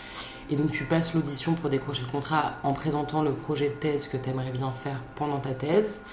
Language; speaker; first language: French; native; French